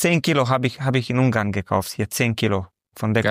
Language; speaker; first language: German; non-native, learner; Romanian